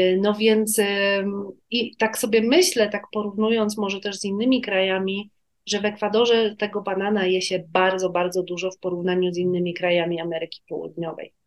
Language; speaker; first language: Polish; native; Polish